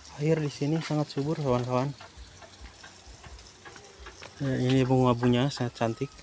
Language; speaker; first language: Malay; non-native, local second language; Sundanese